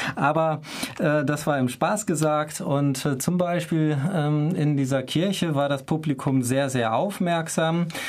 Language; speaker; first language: German; native; German